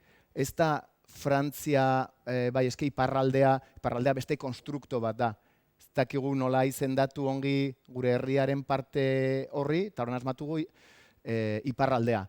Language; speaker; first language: Basque; native; Basque